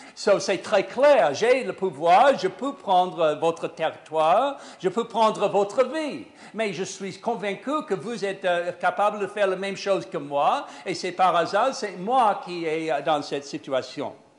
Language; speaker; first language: French; non-native, fluent; English